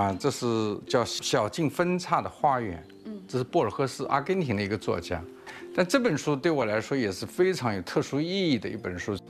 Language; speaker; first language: Chinese; non-native, local second language; Wu Chinese